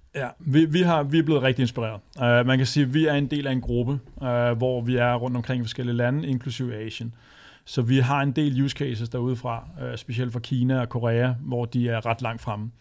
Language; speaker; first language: Danish; native; Danish